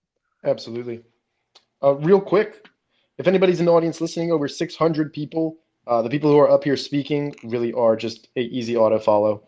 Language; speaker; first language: English; native; English